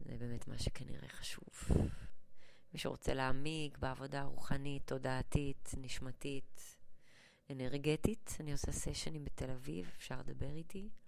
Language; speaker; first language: Hebrew; early bilingual, other home language; English